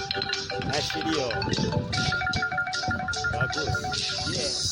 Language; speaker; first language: English; non-native, learner; Indonesian